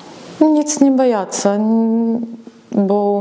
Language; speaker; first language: Polish; non-native, learner; Ukrainian